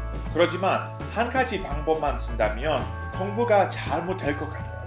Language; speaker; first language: Korean; non-native, fluent; English